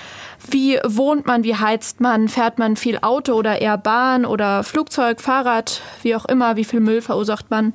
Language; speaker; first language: German; native; German